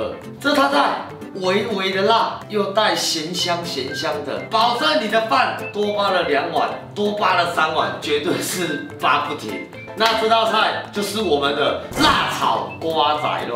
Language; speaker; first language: Chinese; native; Chinese